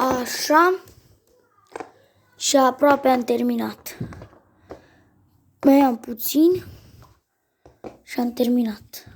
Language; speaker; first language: Romanian; native; Romanian